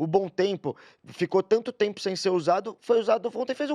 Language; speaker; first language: Portuguese; native; Portuguese